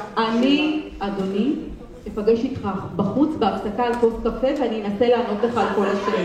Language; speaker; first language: Hebrew; native; Hebrew